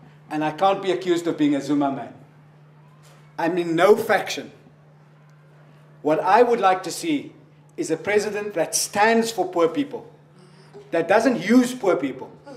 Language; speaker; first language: English; non-native, local second language; Afrikaans